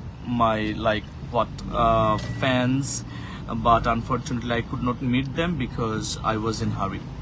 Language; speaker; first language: English; non-native, fluent; Bangla